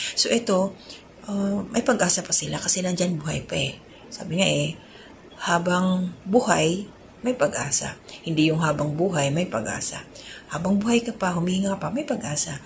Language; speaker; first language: Filipino; native; Filipino